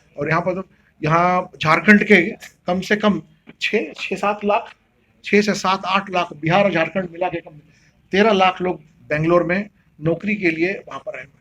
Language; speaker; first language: Hindi; non-native, local second language; Kannada